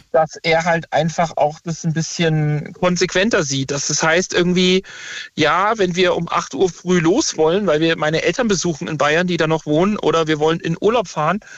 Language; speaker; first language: German; native; German